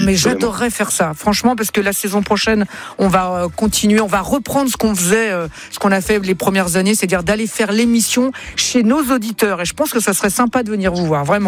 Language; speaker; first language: French; native; French